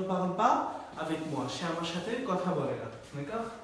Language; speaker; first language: French; non-native, fluent; Bangla